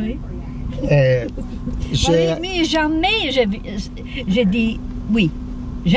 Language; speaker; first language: French; non-native, learner; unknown